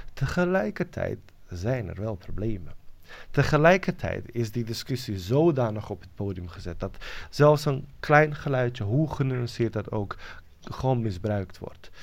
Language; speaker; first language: Dutch; non-native, fluent; Bosnian